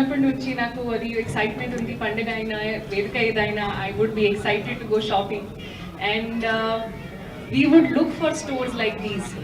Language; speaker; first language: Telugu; non-native, learner; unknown